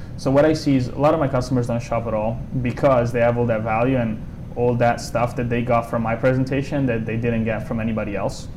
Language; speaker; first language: English; non-native, fluent; Italian